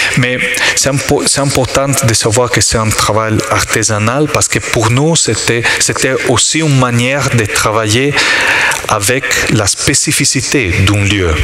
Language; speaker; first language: French; non-native, learner; Italian